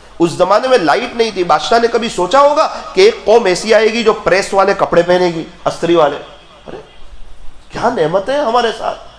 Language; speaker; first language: Urdu; non-native, local second language; Gujarati